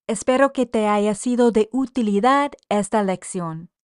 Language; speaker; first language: Spanish; non-native, fluent; English